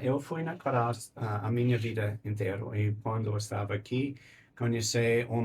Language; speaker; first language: Portuguese; non-native, learner; English